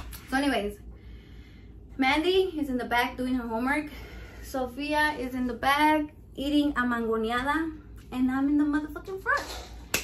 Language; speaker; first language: English; early bilingual, other home language; Spanish